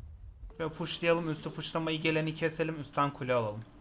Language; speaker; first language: Turkish; native; Turkish